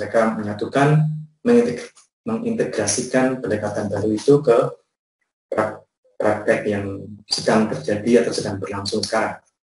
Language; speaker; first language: Indonesian; native; Indonesian